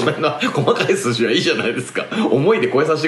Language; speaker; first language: Japanese; native; Japanese